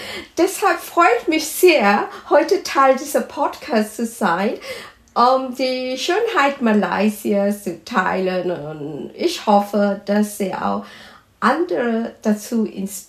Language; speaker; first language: German; non-native, fluent; Malay